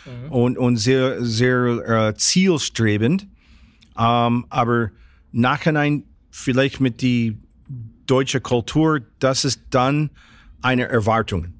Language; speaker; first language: German; non-native, fluent; English